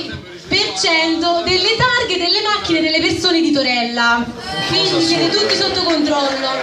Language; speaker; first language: Italian; native; Italian